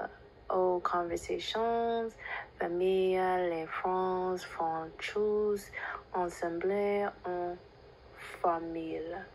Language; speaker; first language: French; non-native, learner; English